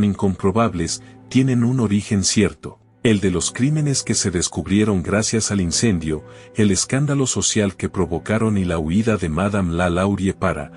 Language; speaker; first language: Spanish; native; Spanish